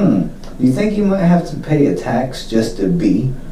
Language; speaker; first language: English; native; English